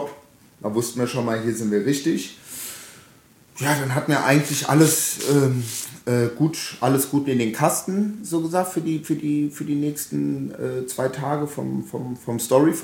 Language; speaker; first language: German; native; German